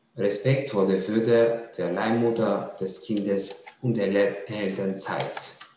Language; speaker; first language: German; non-native, fluent; Greek